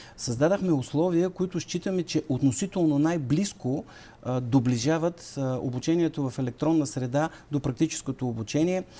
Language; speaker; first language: Bulgarian; native; Bulgarian